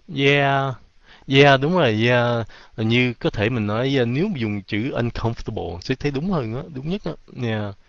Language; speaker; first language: Vietnamese; early bilingual, heritage; Vietnamese